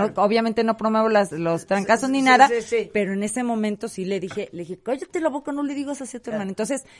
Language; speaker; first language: Spanish; native; Spanish